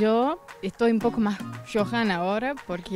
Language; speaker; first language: Spanish; non-native, fluent; Portuguese